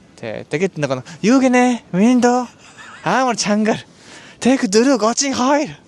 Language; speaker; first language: Mongolian; non-native, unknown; Japanese